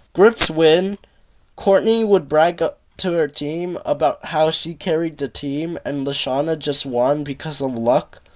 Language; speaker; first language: English; native; English